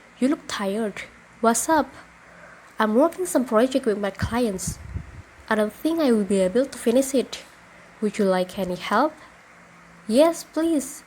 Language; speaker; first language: English; non-native, local second language; Indonesian